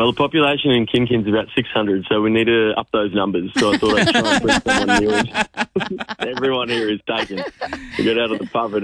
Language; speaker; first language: English; native; English